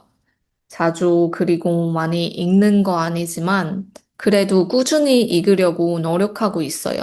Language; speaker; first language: Korean; non-native, fluent; Chinese